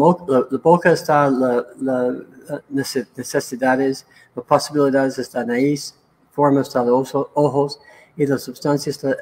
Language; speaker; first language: Spanish; non-native, learner; English